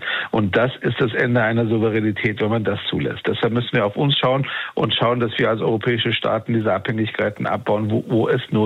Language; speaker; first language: German; native; German